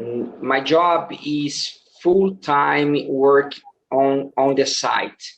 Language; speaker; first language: English; non-native, learner; Portuguese